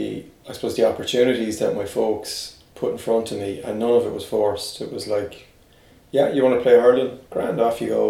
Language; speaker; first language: English; native; English